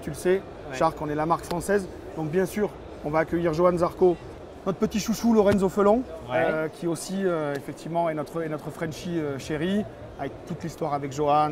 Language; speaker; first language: French; native; French